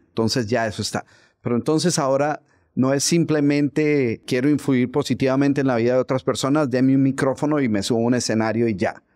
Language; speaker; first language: Spanish; native; Spanish